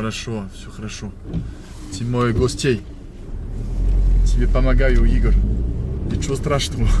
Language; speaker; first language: Russian; non-native, learner; French